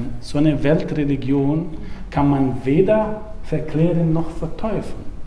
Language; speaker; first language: German; non-native, fluent; Arabic